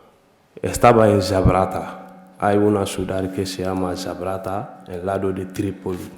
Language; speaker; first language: Spanish; non-native, learner; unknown